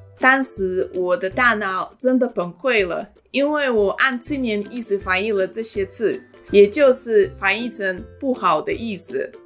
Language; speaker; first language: Chinese; non-native, fluent; Russian